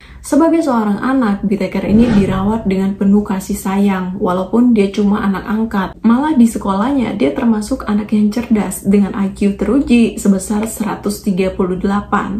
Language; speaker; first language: Indonesian; native; Indonesian